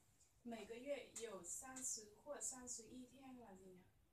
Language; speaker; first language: Chinese; non-native, learner; Vietnamese